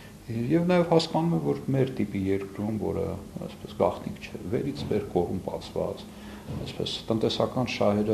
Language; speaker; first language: Armenian; native; Armenian